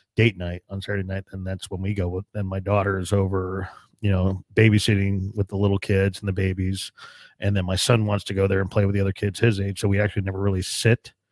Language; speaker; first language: English; native; English